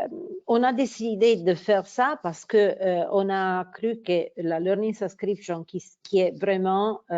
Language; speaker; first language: French; non-native, fluent; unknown